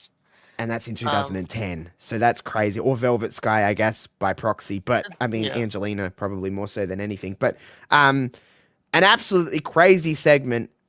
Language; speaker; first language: English; native; English